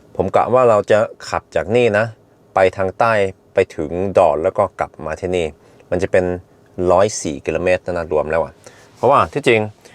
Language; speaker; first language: Thai; early bilingual, heritage; Thai